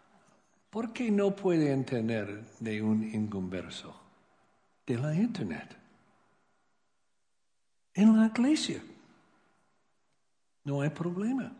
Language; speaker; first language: Spanish; non-native, learner; English